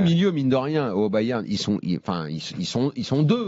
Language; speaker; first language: French; native; French